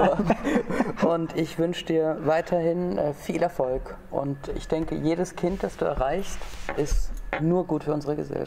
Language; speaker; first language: German; native; German